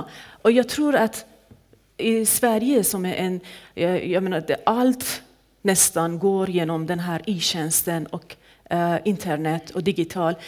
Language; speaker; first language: Swedish; non-native, fluent; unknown